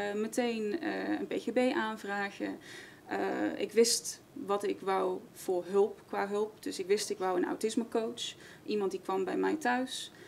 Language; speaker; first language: Dutch; non-native, fluent; English